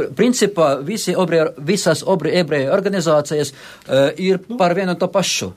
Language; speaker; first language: Latvian; non-native, local second language; Russian